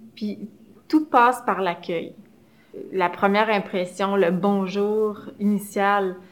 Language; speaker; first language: French; native; French